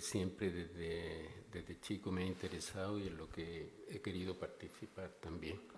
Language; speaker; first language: Spanish; native; Spanish